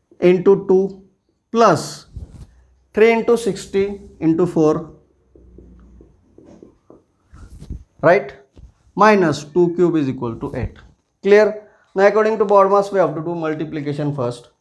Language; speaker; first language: English; non-native, local second language; Marathi